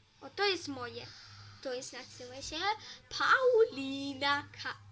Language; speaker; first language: Polish; early bilingual, heritage; Polish